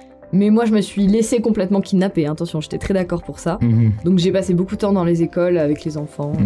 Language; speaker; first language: French; native; French